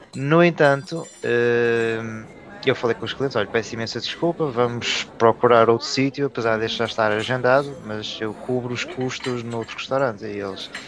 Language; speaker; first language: Portuguese; native; Portuguese